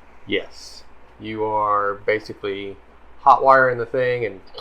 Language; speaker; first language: English; native; English